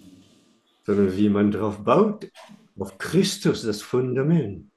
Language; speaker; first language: German; non-native, fluent; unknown